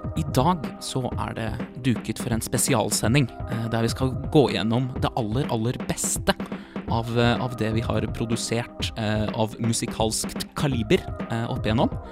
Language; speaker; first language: Norwegian; native; Norwegian